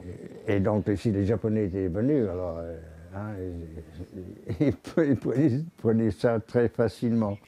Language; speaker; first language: French; non-native, fluent; English